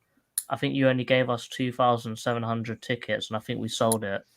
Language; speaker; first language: English; native; English